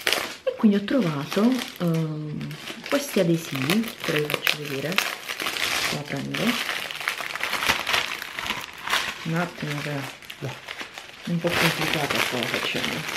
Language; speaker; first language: Italian; native; Italian